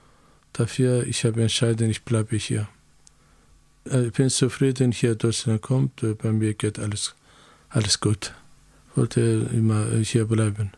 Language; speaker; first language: German; non-native, learner; Azerbaijani